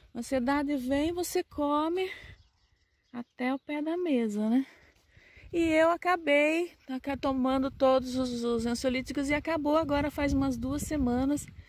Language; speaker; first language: Portuguese; native; Portuguese